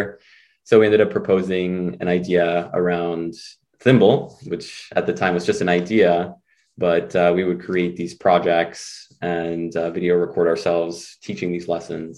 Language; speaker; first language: English; early bilingual, other home language; Spanish